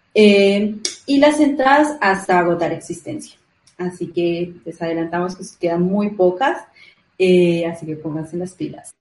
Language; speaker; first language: Spanish; native; Spanish